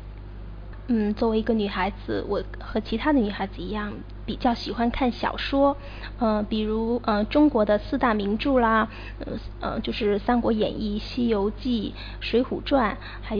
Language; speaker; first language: Chinese; native; Chinese